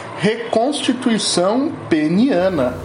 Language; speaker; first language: Portuguese; native; Portuguese